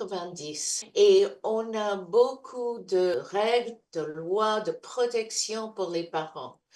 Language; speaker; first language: French; non-native, fluent; English